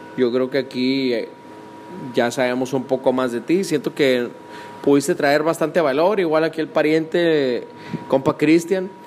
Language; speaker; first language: Spanish; native; Spanish